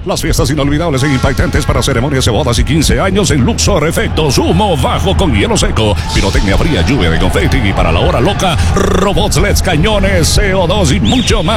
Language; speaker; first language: Spanish; native; Spanish